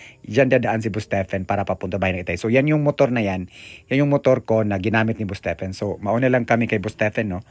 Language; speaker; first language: Filipino; non-native, local second language; Cebuano